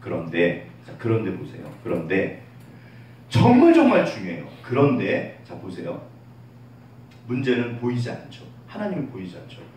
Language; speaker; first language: Korean; native; Korean